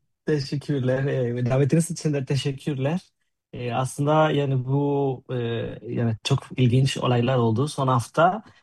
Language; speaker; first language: Turkish; non-native, fluent; Spanish